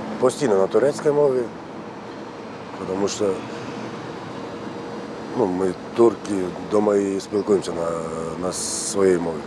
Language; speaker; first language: Ukrainian; early bilingual, other home language; Turkish